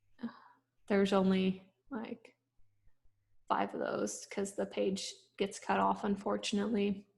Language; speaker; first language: English; native; English